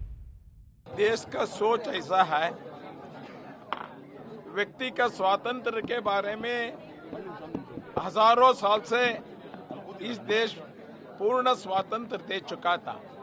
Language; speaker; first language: Hindi; non-native, local second language; Kannada